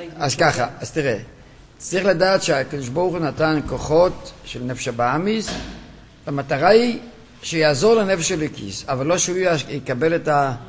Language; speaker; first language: Hebrew; non-native, local second language; Yiddish